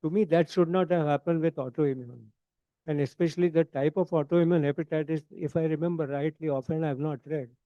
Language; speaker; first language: English; non-native, local second language; Marathi